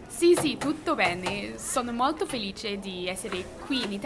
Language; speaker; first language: Italian; non-native, learner; English